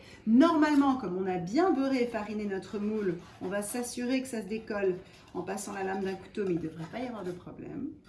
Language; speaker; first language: French; native; French